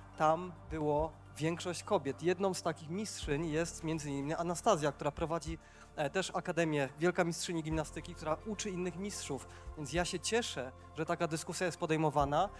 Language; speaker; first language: Polish; native; Polish